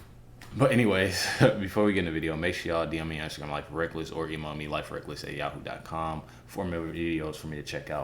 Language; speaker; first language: English; native; English